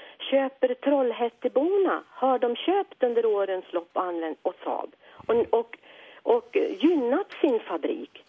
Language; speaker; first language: Swedish; native; Swedish